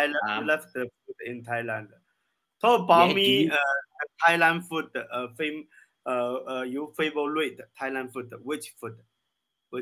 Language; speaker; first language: English; non-native, learner; Chinese